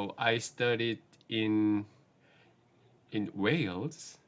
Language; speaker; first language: English; non-native, learner; Korean